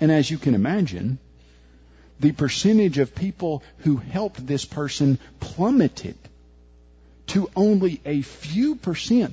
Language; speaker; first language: English; native; English